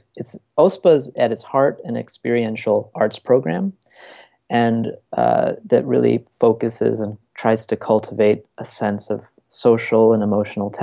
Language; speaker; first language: English; native; English